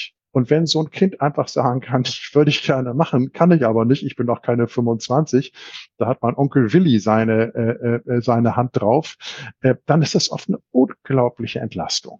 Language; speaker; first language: German; native; German